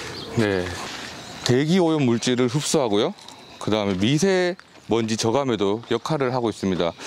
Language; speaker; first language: Korean; native; Korean